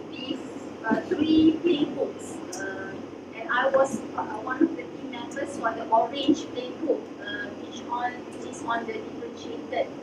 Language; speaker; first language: English; non-native, local second language; Malay